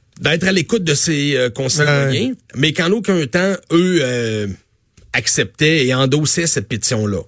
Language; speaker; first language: French; native; French